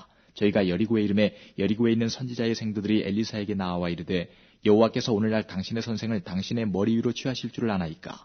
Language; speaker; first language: Korean; native; Korean